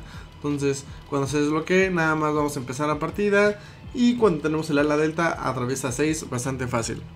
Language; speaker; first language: Spanish; native; Spanish